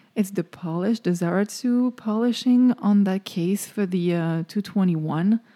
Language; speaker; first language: English; non-native, fluent; French